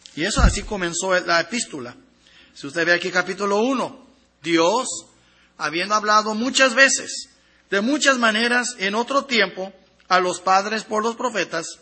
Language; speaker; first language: Spanish; non-native, fluent; English